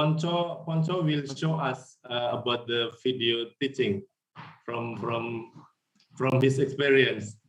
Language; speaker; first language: English; non-native, learner; Indonesian